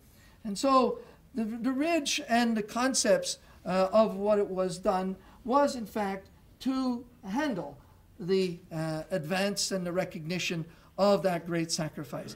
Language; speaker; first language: English; non-native, local second language; French